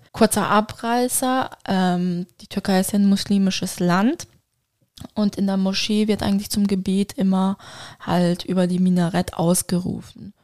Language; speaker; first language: German; non-native, fluent; Turkish